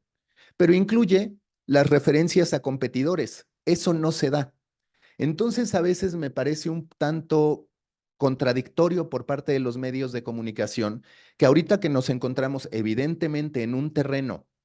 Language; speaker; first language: Spanish; native; Spanish